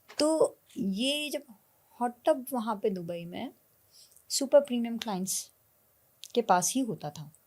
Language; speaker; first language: Hindi; native; Hindi